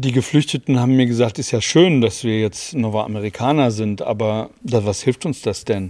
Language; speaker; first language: German; native; German